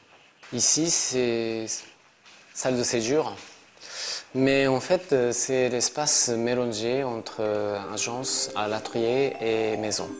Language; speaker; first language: French; non-native, learner; Japanese